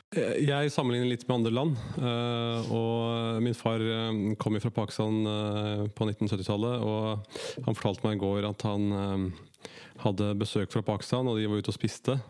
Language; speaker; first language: Norwegian; early bilingual, other home language; Urdu